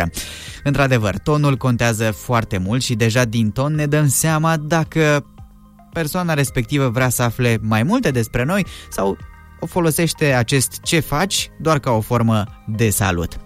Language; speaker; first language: Romanian; native; Romanian